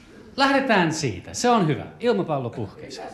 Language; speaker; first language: Finnish; native; Finnish